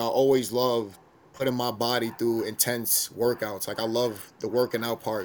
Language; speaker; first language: English; native; English